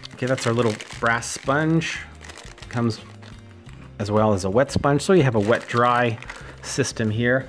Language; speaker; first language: English; native; English